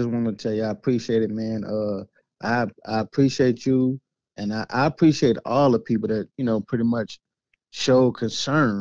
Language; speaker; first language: English; native; English